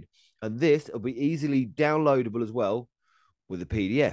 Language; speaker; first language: English; native; English